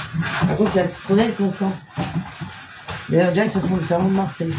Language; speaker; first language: French; native; French